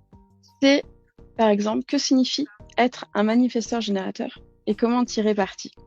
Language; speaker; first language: French; native; French